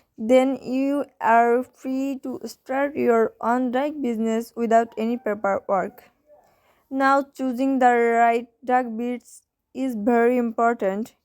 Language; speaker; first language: English; non-native, local second language; Bangla